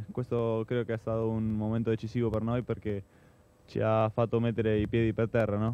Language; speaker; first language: Italian; non-native, fluent; Spanish